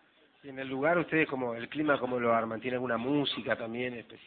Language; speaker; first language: Spanish; native; Spanish